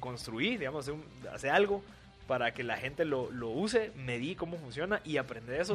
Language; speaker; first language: Spanish; native; Spanish